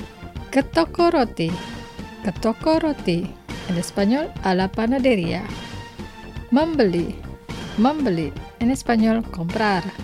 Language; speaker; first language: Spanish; non-native, fluent; Indonesian